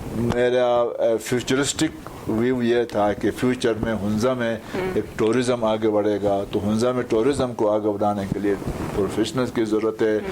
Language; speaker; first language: Urdu; non-native, local second language; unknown